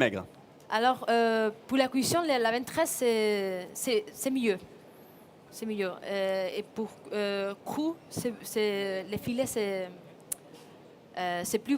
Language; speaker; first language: French; non-native, fluent; Spanish